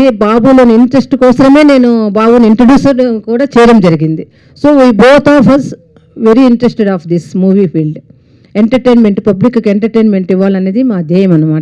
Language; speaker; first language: Telugu; native; Telugu